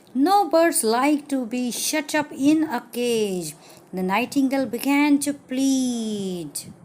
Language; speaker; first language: English; non-native, local second language; Marathi